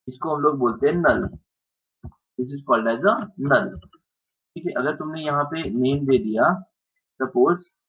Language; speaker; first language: Hindi; non-native, local second language; Marathi